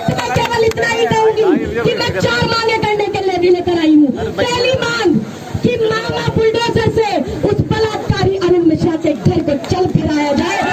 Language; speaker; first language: Hindi; native; Hindi